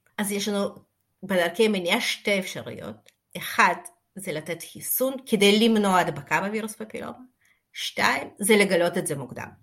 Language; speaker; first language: Hebrew; non-native, fluent; Russian